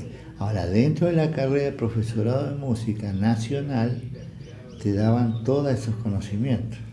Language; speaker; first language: Spanish; native; Spanish